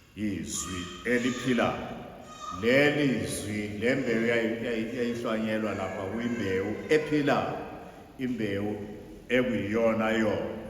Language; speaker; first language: Zulu; non-native, local second language; Xhosa